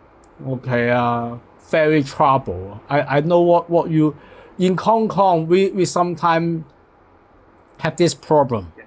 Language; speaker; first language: English; non-native, learner; Cantonese